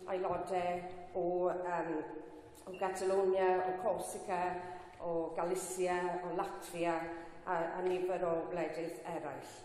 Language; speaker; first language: Welsh; non-native, local second language; English